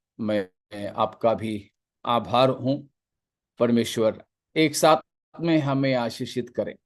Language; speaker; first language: Hindi; non-native, local second language; Malayalam